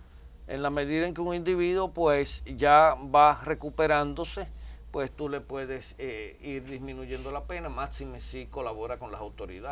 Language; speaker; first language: Spanish; native; Spanish